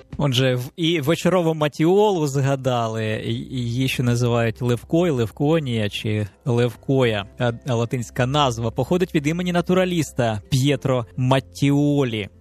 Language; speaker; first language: Ukrainian; native; Ukrainian